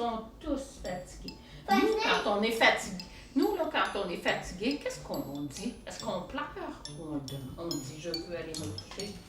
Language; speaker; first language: French; native; French